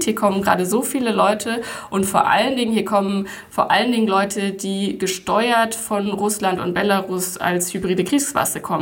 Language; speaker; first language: German; native; German